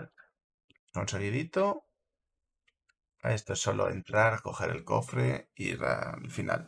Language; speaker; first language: Spanish; native; Spanish